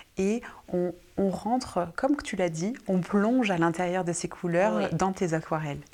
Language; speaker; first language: French; native; French